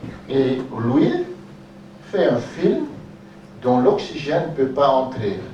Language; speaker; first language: French; non-native, local second language; Dutch